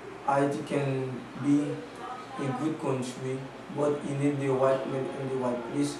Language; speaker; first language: English; non-native, learner; Haitian Creole